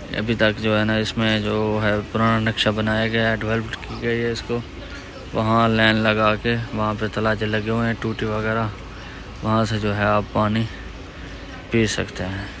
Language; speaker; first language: Urdu; non-native, local second language; Punjabi